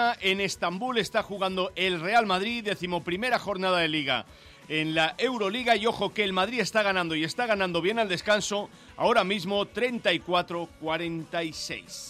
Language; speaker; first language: Spanish; native; Spanish